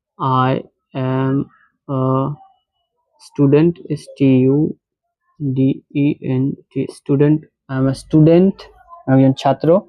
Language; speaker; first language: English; non-native, learner; Bangla